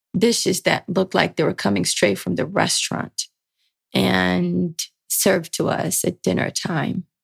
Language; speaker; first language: English; early bilingual, other home language; Portuguese